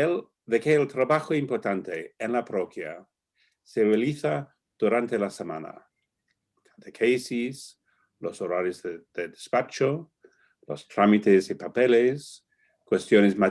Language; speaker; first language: Spanish; non-native, fluent; English